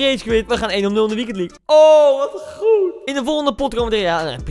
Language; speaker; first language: Dutch; native; Dutch